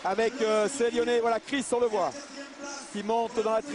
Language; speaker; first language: French; native; French